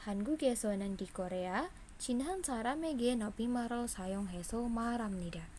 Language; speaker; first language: Korean; non-native, fluent; Indonesian